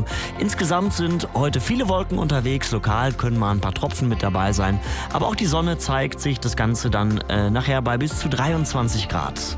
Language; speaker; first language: German; native; German